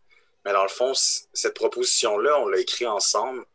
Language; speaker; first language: French; native; French